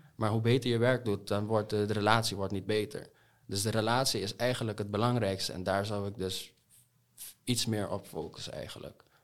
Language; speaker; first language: Dutch; non-native, local second language; Papiamento